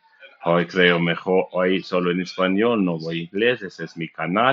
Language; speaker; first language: Spanish; non-native, learner; English